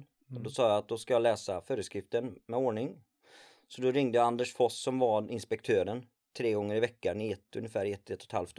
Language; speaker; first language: Swedish; native; Swedish